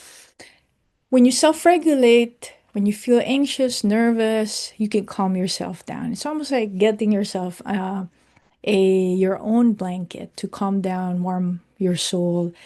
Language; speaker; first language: English; non-native, local second language; Filipino